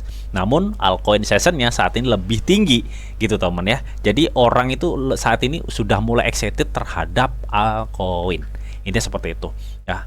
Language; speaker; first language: Indonesian; native; Indonesian